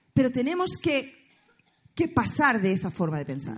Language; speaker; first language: Spanish; native; Spanish